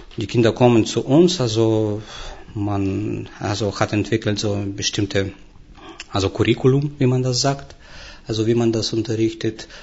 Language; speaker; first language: German; non-native, fluent; Russian